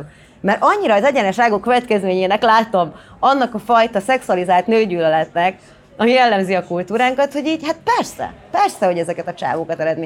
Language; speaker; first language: Hungarian; native; Hungarian